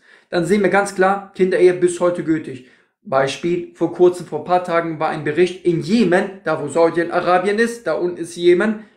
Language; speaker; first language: German; native; German